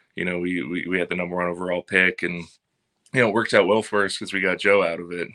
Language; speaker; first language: English; native; English